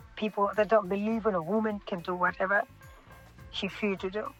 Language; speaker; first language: English; non-native, local second language; Swahili